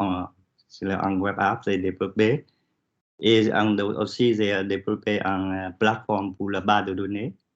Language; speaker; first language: French; non-native, learner; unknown